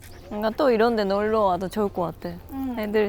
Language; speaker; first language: Korean; non-native, fluent; Japanese